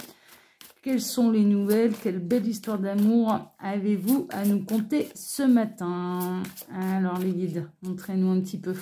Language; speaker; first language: French; native; French